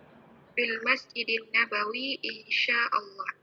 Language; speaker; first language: Arabic; non-native, fluent; Indonesian